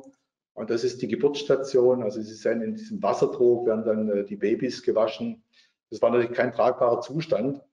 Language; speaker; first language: German; native; German